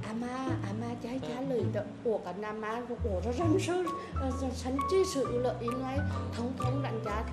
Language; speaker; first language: Chinese; non-native, learner; Vietnamese